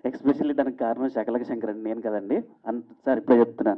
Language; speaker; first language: Telugu; native; Telugu